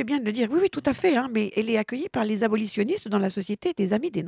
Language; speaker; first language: French; native; French